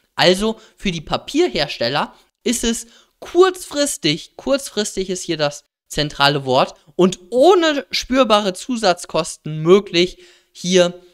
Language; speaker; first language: German; native; German